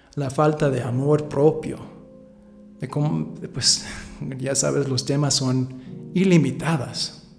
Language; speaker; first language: Spanish; early bilingual, heritage; Spanish